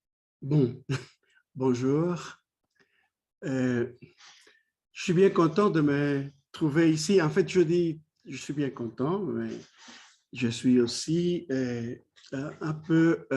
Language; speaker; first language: French; non-native, fluent; Spanish